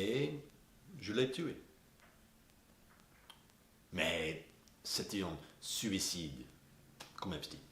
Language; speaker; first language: French; non-native, learner; English